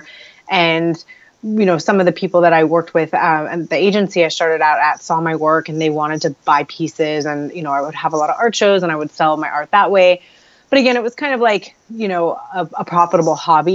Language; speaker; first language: English; native; English